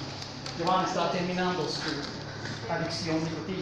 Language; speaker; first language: Spanish; non-native, fluent; English